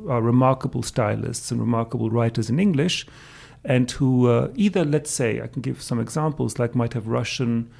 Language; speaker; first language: English; non-native, fluent; German